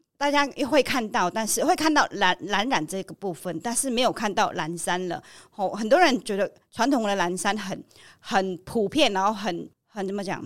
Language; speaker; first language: Chinese; non-native, fluent; Hakka Chinese